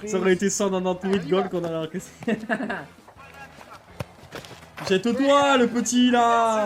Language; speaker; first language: French; native; French